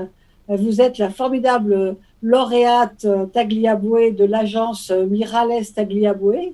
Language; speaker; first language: French; native; French